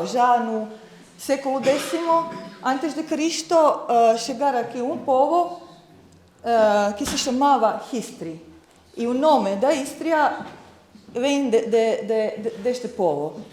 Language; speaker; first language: Portuguese; non-native, fluent; Croatian